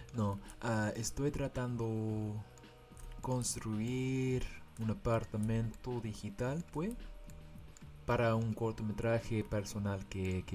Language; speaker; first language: Spanish; non-native, fluent; English